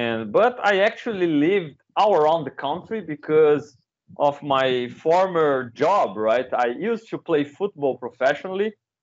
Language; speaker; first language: English; non-native, fluent; Portuguese